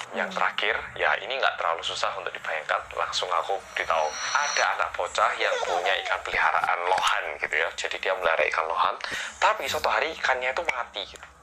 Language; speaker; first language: Indonesian; non-native, fluent; Korean